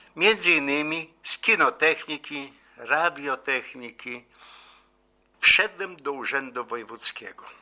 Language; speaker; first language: Polish; native; Polish